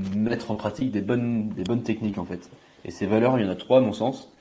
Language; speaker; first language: French; native; French